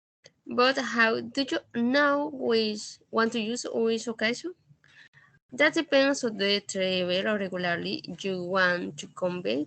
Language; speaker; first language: English; non-native, fluent; Spanish